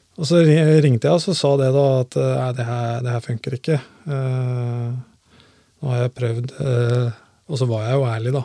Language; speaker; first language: Norwegian; native; Norwegian